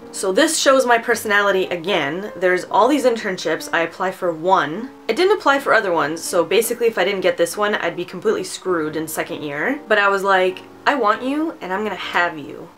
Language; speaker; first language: English; early bilingual, other home language; Romanian